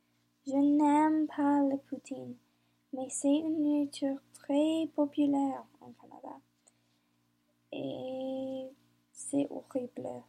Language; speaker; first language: French; non-native, learner; English